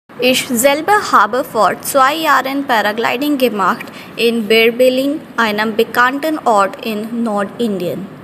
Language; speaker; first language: German; non-native, fluent; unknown